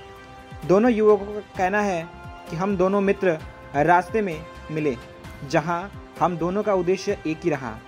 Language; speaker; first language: Hindi; native; Hindi